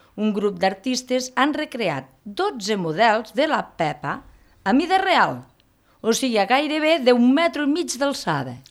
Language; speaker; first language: Catalan; native; Catalan